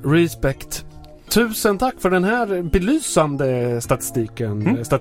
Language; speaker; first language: Swedish; native; Swedish